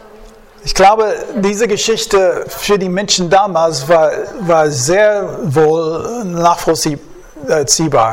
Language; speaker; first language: German; non-native, fluent; English